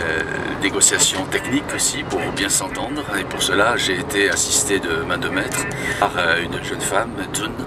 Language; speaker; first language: French; native; French